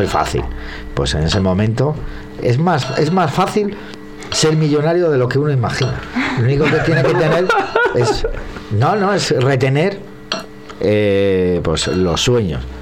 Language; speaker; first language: Spanish; native; Spanish